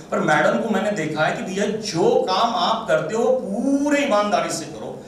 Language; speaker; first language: Hindi; non-native, local second language; Marathi